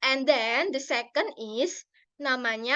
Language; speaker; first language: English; non-native, learner; Indonesian